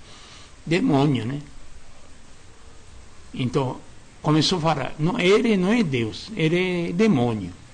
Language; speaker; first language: Portuguese; non-native, learner; Japanese